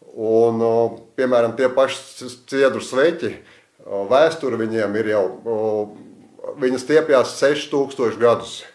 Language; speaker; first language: Latvian; native; Latvian